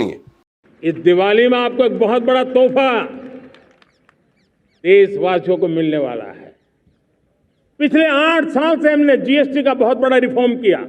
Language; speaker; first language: Hindi; non-native, local second language; Gujarati